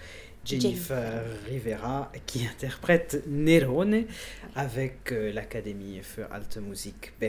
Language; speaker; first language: French; native; French